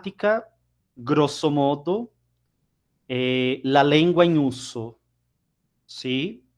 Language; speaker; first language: Spanish; non-native, fluent; Portuguese